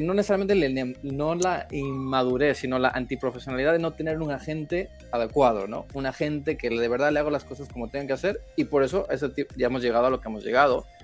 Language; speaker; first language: Spanish; early bilingual, heritage; Spanish